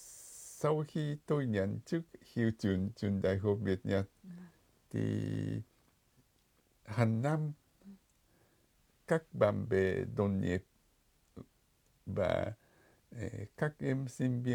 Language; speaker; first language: Vietnamese; non-native, fluent; Japanese